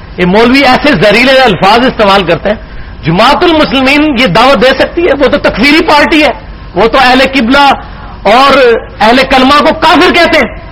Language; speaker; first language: Urdu; non-native, local second language; Punjabi